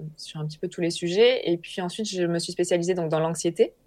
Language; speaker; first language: French; native; French